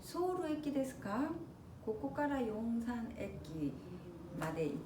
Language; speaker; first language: Japanese; non-native, fluent; Korean